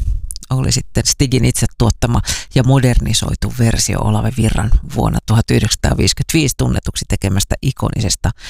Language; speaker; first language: Finnish; native; Finnish